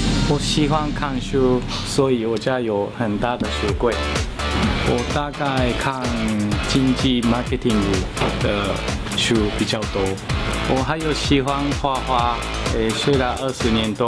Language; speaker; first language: Chinese; non-native, learner; Japanese